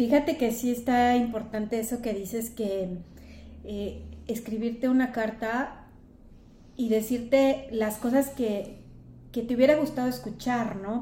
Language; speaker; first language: Spanish; native; Spanish